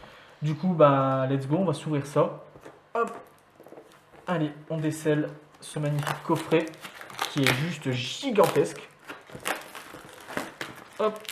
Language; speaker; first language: French; native; French